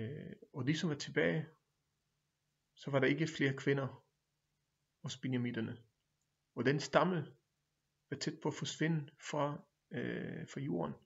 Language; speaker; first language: Danish; non-native, fluent; Hebrew